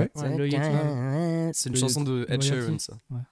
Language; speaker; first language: French; non-native, fluent; English